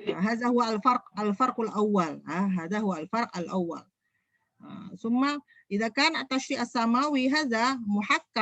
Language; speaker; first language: Arabic; non-native, fluent; Indonesian